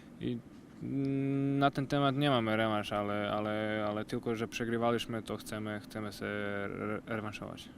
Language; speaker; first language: Polish; non-native, learner; Croatian